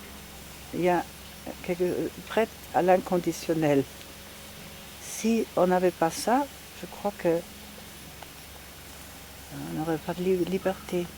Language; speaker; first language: French; non-native, fluent; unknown